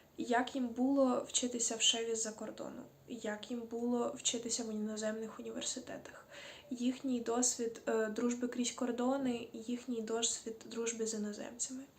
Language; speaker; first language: Ukrainian; native; Ukrainian